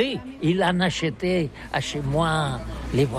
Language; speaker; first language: French; non-native, learner; Catalan